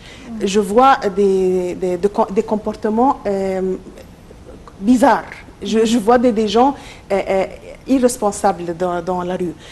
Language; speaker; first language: French; non-native, local second language; Arabic